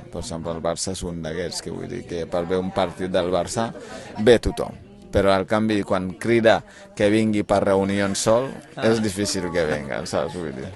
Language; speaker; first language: Catalan; non-native, fluent; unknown